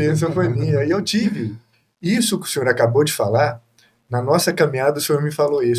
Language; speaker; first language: Portuguese; native; Portuguese